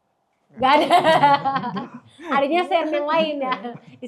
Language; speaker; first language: Indonesian; native; Indonesian